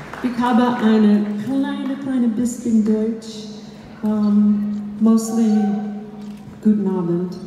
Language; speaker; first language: German; non-native, learner; English